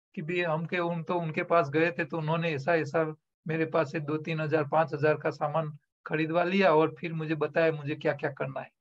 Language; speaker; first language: Hindi; non-native, local second language; Gujarati